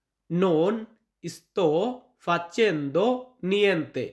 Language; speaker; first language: Italian; non-native, learner; Bangla